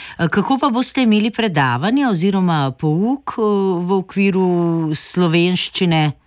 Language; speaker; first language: Slovenian; native; Slovenian